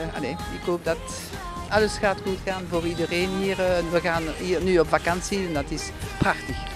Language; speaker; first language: Dutch; non-native, fluent; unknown